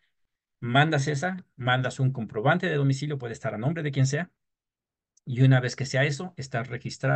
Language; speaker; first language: Spanish; native; Spanish